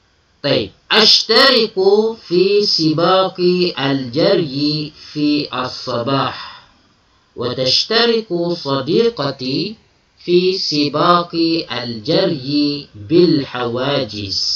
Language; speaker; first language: Arabic; non-native, fluent; Malay